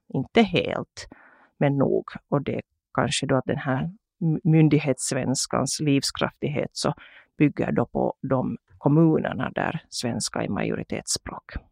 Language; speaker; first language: Swedish; native; Swedish